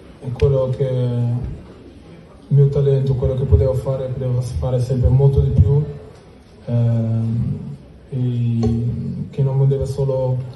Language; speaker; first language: Italian; non-native, learner; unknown